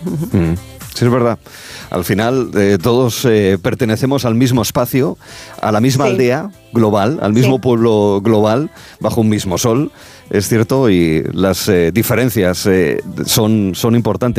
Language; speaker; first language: Spanish; native; Spanish